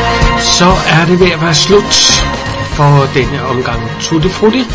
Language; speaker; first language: Danish; native; Danish